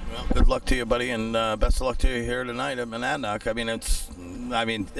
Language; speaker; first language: English; native; English